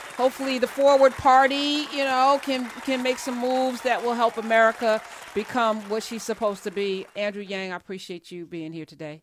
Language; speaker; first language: English; native; English